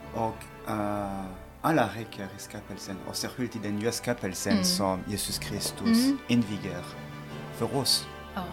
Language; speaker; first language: Swedish; non-native, fluent; French